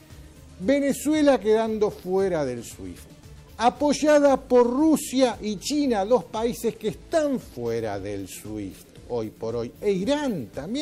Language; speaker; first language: Spanish; native; Spanish